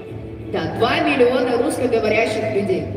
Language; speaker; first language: Russian; native; Russian